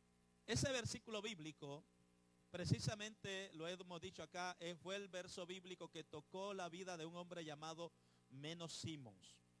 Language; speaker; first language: Spanish; native; Spanish